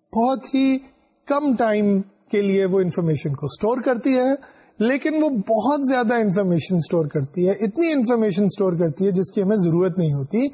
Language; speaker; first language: Urdu; non-native, local second language; Punjabi